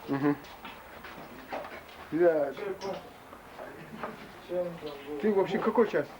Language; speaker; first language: Russian; non-native, local second language; Chechen